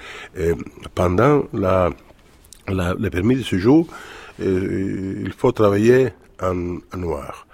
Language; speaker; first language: French; non-native, fluent; Italian